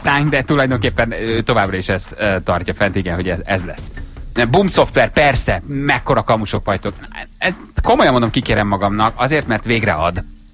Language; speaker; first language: Hungarian; native; Hungarian